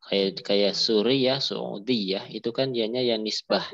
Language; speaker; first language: Indonesian; native; Indonesian